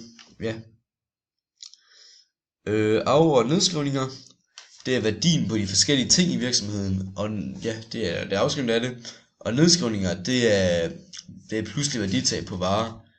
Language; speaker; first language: Danish; native; Danish